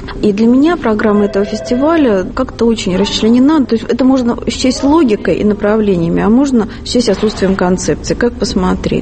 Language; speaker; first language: Russian; native; Russian